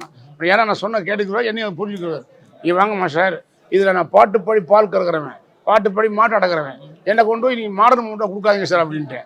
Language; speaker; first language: Tamil; native; Tamil